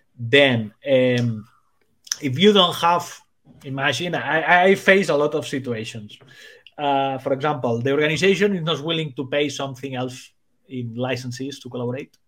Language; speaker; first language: English; non-native, fluent; Spanish